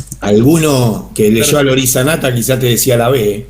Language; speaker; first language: Spanish; native; Spanish